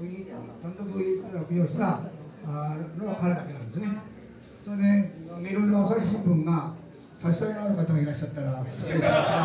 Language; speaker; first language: Japanese; native; Japanese